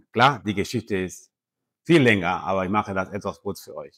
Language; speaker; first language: German; non-native, fluent; Spanish